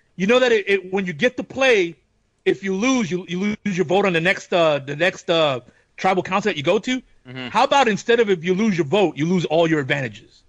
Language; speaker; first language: English; native; English